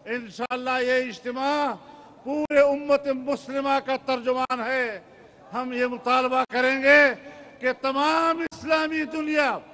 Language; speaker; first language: Urdu; non-native, local second language; Pashto